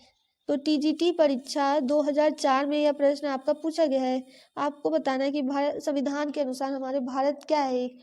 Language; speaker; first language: Hindi; native; Hindi